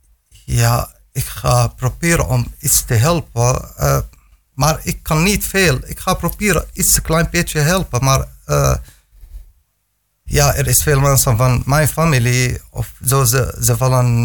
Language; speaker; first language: Dutch; non-native, learner; Arabic